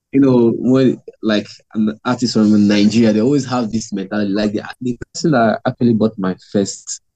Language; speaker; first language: English; non-native, local second language; Igbo